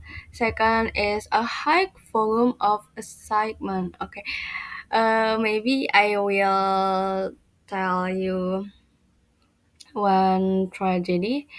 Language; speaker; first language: English; non-native, learner; Indonesian